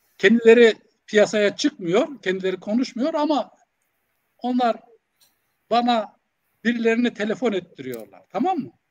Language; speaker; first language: Turkish; non-native, local second language; Zaza